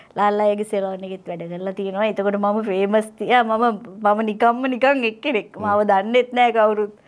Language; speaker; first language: Sinhala; native; Sinhala